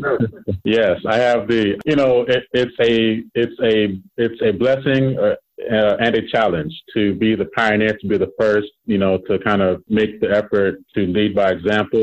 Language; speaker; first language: English; native; English